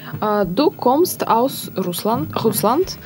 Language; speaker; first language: German; non-native, learner; Russian